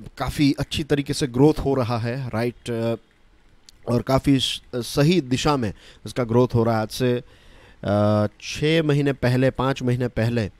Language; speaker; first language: Hindi; non-native, local second language; Gujarati